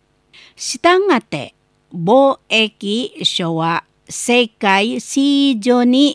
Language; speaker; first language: Japanese; non-native, learner; Indonesian